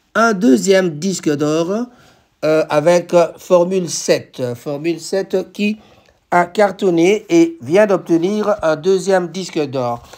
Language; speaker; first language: French; non-native, local second language; Lingala